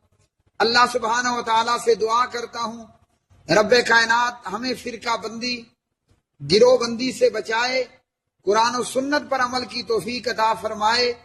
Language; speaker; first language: Urdu; native; Urdu